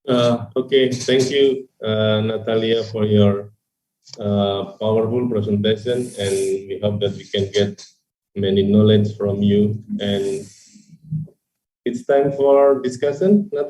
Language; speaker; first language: English; non-native, fluent; Indonesian